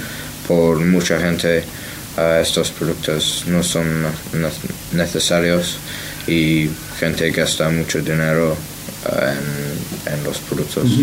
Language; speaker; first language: Spanish; non-native, learner; English